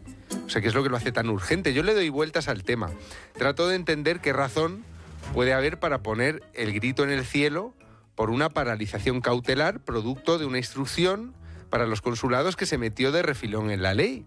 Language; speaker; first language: Spanish; native; Spanish